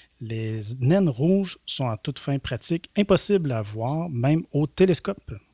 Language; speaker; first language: French; native; French